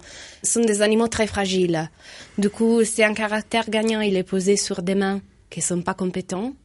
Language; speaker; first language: French; non-native, fluent; Italian